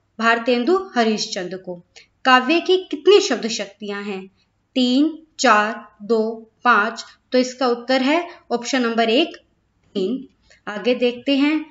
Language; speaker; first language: Hindi; native; Hindi